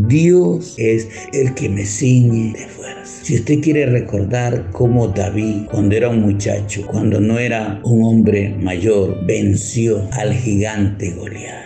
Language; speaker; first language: Spanish; native; Spanish